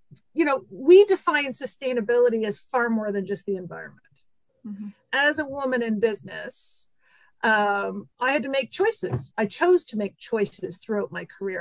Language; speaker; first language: English; native; English